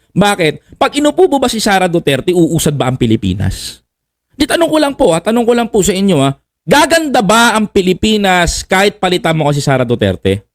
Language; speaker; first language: Filipino; native; Filipino